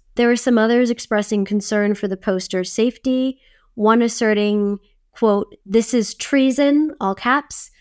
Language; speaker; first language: English; native; English